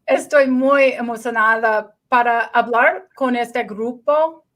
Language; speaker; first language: Spanish; non-native, learner; English